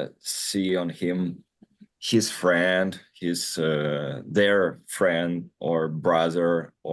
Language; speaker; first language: English; non-native, learner; Russian